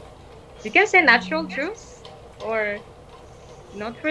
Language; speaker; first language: English; non-native, fluent; Malagasy